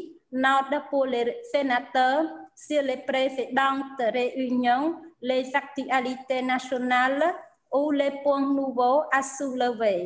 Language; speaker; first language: French; non-native, fluent; Khmer